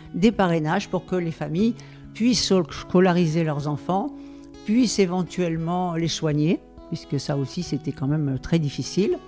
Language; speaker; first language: French; native; French